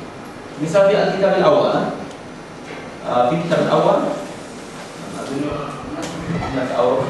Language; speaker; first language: Arabic; non-native, learner; Malay